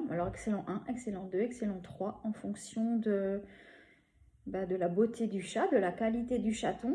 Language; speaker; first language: French; native; French